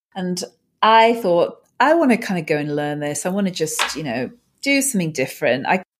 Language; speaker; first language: English; native; English